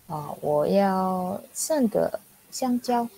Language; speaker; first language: Chinese; non-native, learner; Indonesian